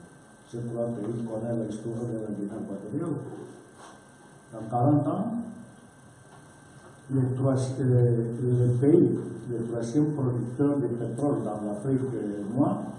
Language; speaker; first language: French; non-native, learner; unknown